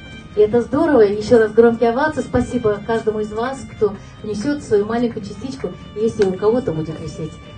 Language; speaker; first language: Russian; native; Russian